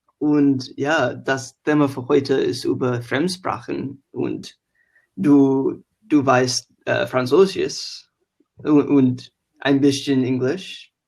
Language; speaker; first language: German; non-native, learner; English